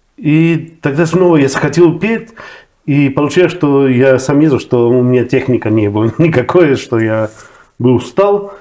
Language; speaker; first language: Russian; non-native, fluent; Spanish